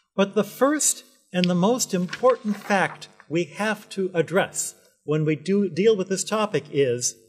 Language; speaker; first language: English; native; English